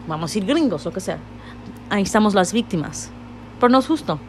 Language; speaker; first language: Spanish; early bilingual, heritage; Spanish